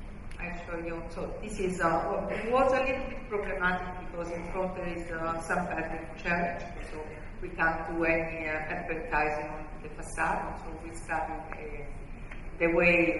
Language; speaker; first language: English; non-native, fluent; Italian